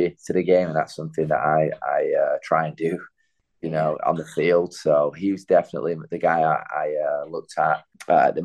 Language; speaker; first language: English; native; English